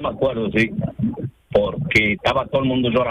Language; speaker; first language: Spanish; early bilingual, other home language; Arabic